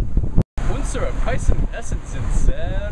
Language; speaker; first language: German; non-native, learner; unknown